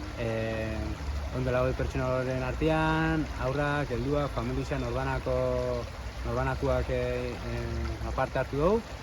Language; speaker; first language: Basque; native; Basque